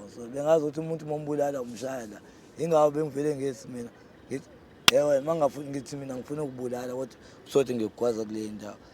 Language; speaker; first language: Zulu; non-native, local second language; Xhosa